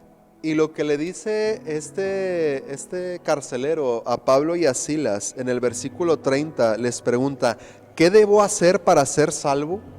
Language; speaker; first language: Spanish; native; Spanish